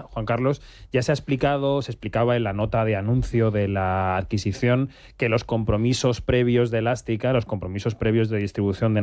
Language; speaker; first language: Spanish; native; Spanish